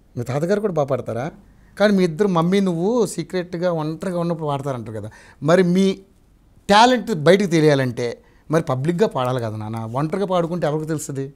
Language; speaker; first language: Telugu; native; Telugu